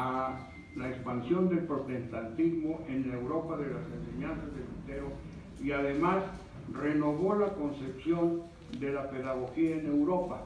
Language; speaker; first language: Spanish; native; Spanish